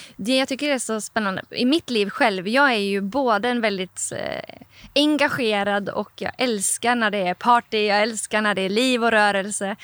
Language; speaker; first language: Swedish; non-native, fluent; Norwegian